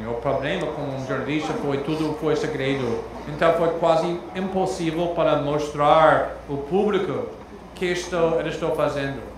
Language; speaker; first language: Portuguese; non-native, fluent; English